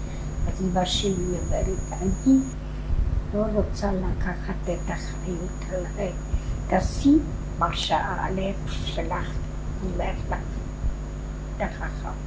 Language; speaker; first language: Hebrew; non-native, fluent; Polish